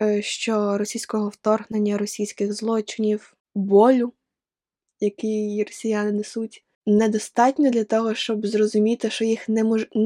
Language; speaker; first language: Ukrainian; non-native, local second language; Russian